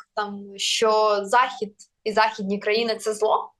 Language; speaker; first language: Ukrainian; non-native, local second language; Russian